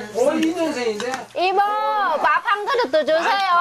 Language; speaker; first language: Korean; non-native, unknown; Vietnamese